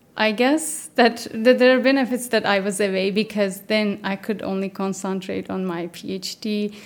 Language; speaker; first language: English; non-native, fluent; Turkish